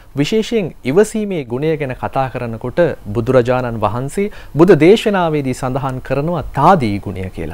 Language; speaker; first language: Sinhala; native; Sinhala